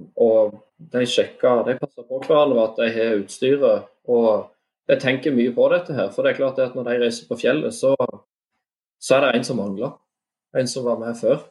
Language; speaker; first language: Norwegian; native; Norwegian